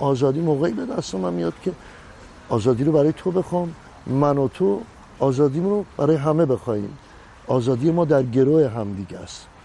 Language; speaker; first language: Persian; native; Persian